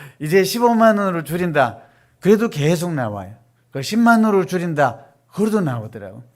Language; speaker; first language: Korean; native; Korean